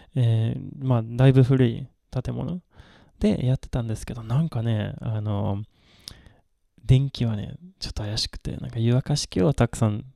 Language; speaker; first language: Japanese; non-native, fluent; Swedish